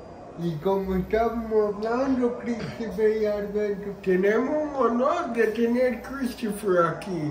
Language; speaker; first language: Spanish; early bilingual, heritage; Spanish